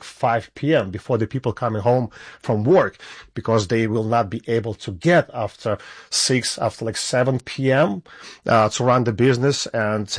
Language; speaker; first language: English; non-native, fluent; Russian